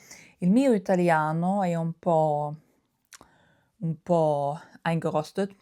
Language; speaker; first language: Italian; non-native, fluent; German